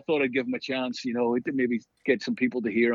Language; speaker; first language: English; native; English